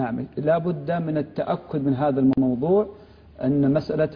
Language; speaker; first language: Arabic; native; Arabic